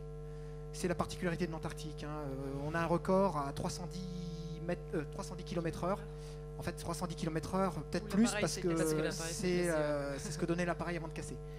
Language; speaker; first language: French; native; French